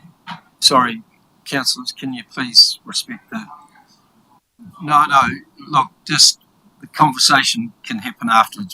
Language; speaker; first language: English; native; English